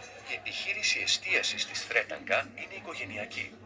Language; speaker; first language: Greek; native; Greek